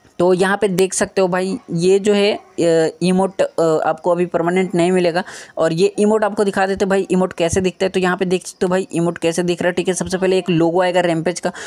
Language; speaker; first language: Hindi; native; Hindi